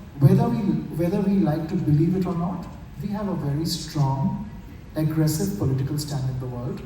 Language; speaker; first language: English; non-native, local second language; Bangla